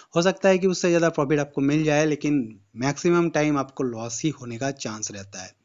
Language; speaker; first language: Hindi; native; Hindi